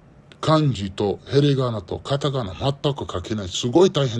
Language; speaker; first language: Japanese; non-native, learner; Arabic